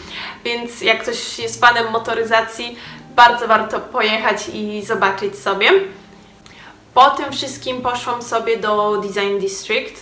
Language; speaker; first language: Polish; native; Polish